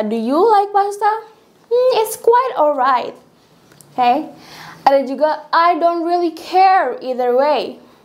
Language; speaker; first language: English; non-native, fluent; Indonesian